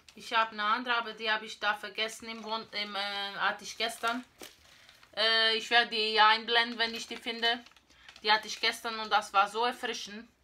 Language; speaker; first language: German; non-native, learner; Portuguese